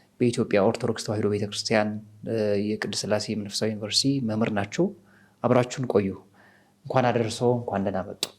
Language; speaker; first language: Amharic; native; Amharic